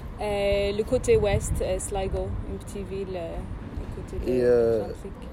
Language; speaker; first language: French; non-native, fluent; English